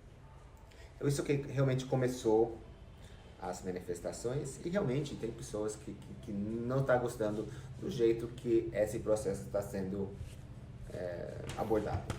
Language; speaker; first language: Portuguese; non-native, fluent; English